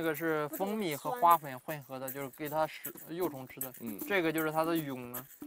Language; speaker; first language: Chinese; native; Chinese